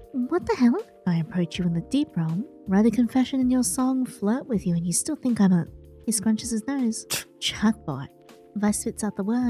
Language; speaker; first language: English; native; English